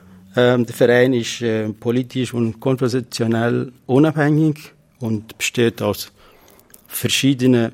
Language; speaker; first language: German; non-native, fluent; Kurdish